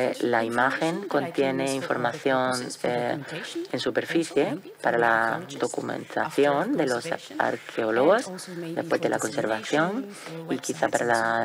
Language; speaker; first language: Spanish; non-native, fluent; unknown